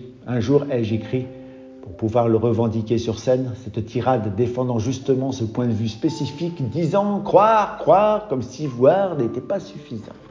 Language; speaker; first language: French; native; French